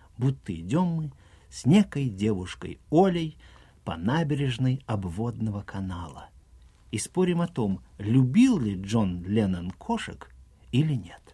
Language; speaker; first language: Russian; native; Russian